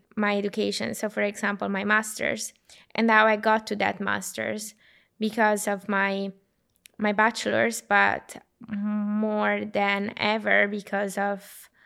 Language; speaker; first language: English; non-native, fluent; Italian